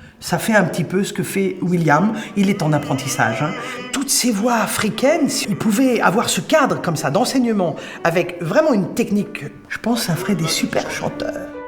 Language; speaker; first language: French; native; French